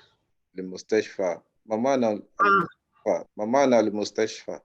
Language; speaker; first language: Arabic; non-native, fluent; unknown